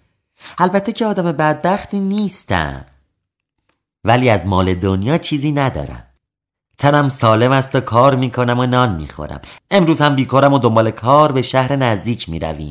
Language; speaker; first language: Persian; native; Persian